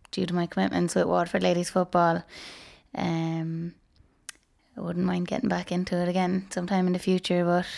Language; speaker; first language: English; native; English